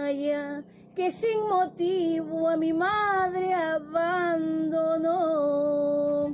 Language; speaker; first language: Spanish; native; Spanish